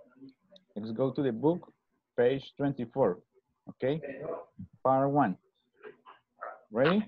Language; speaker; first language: English; non-native, fluent; Spanish